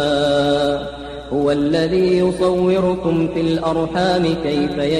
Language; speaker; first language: Arabic; native; Arabic